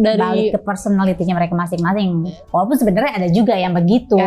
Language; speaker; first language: Indonesian; native; Indonesian